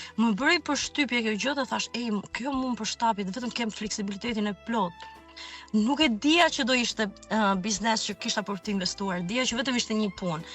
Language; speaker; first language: Albanian; native; Albanian